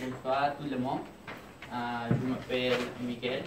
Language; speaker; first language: French; non-native, learner; Spanish